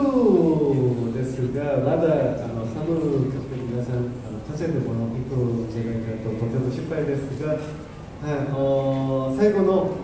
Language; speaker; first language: Japanese; non-native, fluent; Korean